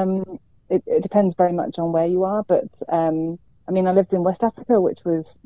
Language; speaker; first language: English; native; English